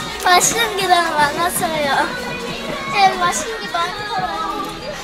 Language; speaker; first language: Korean; early bilingual, other home language; Russian